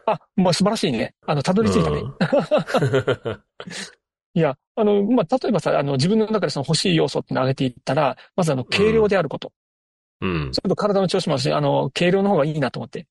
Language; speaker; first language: Japanese; native; Japanese